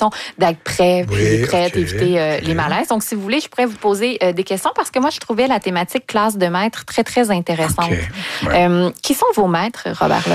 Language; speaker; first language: French; native; French